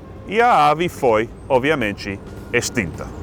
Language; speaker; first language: Portuguese; non-native, fluent; English